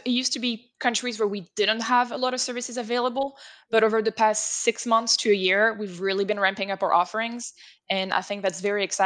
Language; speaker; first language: English; non-native, fluent; French